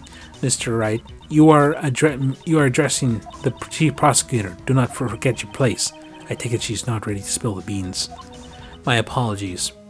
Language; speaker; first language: English; native; English